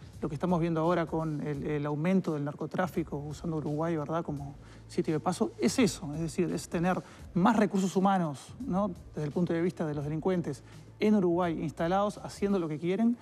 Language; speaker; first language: Spanish; native; Spanish